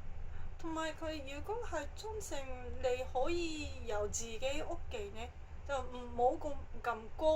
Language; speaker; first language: Cantonese; non-native, fluent; Japanese